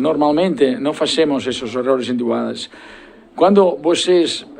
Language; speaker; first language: Portuguese; non-native, learner; Spanish